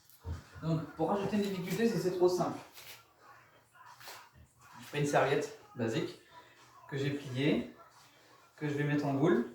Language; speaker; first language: French; native; French